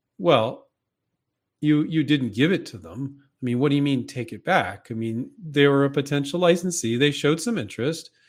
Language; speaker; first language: English; native; English